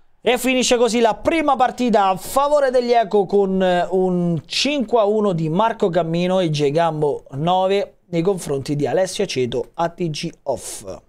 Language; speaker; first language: Italian; native; Italian